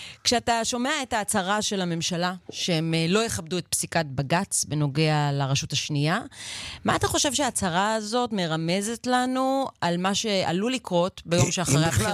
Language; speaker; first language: Hebrew; native; Hebrew